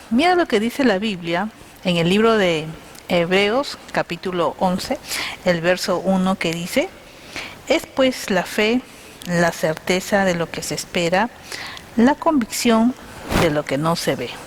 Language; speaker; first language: Spanish; native; Spanish